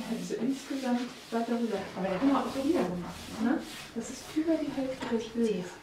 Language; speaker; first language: German; native; German